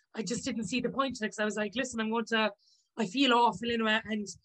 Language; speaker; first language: English; native; English